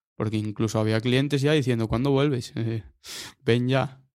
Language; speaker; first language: Spanish; native; Spanish